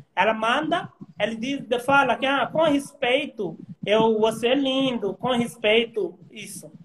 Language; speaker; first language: Portuguese; non-native, learner; Hindi